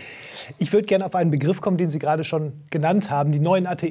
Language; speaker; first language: German; native; German